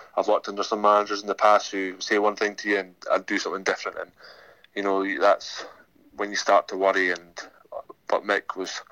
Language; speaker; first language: English; native; English